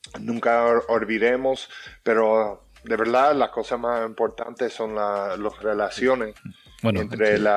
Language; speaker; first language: Spanish; early bilingual, heritage; English